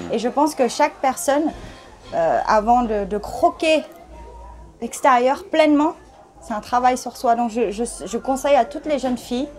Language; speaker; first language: French; early bilingual, other home language; Thai